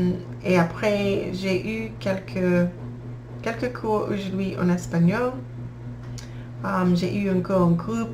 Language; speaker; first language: French; non-native, learner; English